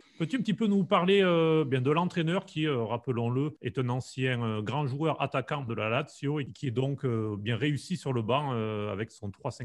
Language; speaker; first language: French; native; French